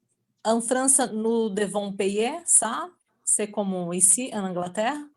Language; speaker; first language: French; non-native, learner; Portuguese